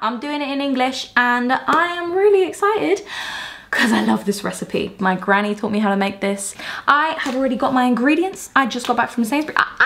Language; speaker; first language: English; early bilingual, other home language; French